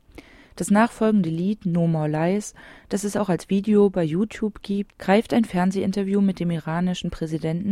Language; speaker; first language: German; native; German